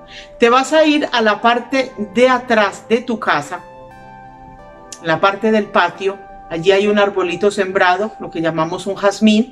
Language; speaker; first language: Spanish; native; Spanish